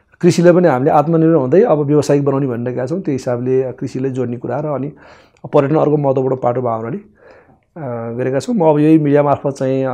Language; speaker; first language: Nepali; non-native, local second language; Gurung